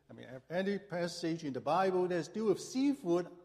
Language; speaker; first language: English; non-native, local second language; Cantonese